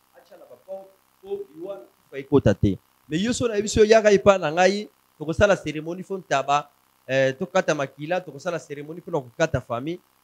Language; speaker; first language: Lingala; non-native, local second language; Kongo